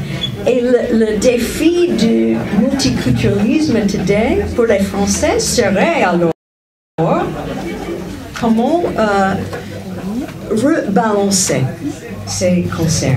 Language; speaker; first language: French; non-native, fluent; English